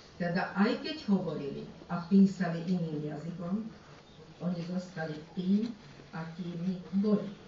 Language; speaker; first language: Slovak; early bilingual, heritage; Slovak